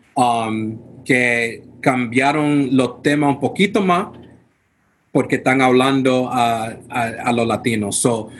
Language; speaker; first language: Spanish; non-native, fluent; English